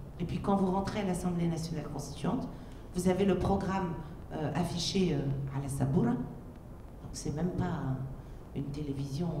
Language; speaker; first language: French; native; French